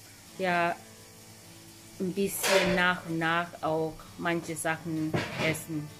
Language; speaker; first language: German; non-native, fluent; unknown